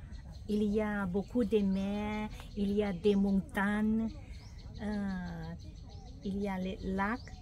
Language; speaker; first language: French; non-native, fluent; Thai